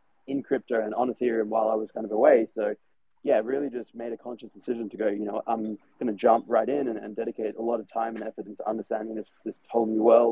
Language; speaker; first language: English; native; English